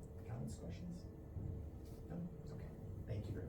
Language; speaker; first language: English; native; English